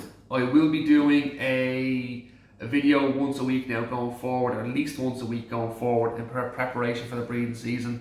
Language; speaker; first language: English; native; English